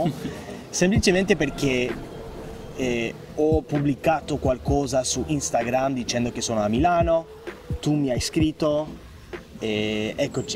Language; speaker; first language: Italian; non-native, fluent; English